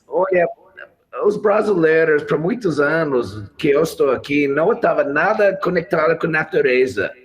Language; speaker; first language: Portuguese; non-native, fluent; English